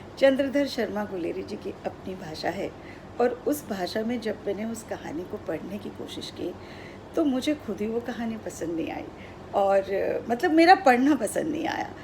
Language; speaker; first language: Hindi; non-native, local second language; Odia